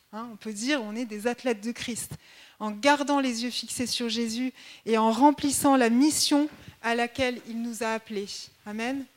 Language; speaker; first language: French; native; French